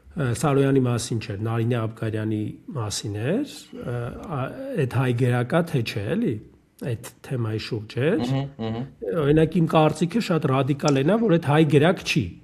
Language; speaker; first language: Armenian; native; Armenian